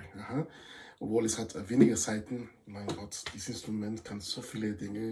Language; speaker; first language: German; non-native, fluent; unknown